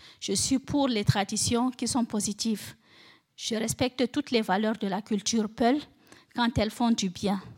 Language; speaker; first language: French; non-native, local second language; Fula